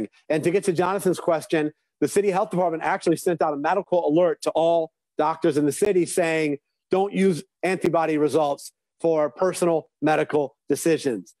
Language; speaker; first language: English; native; English